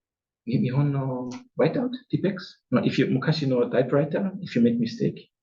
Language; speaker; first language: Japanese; non-native, learner; German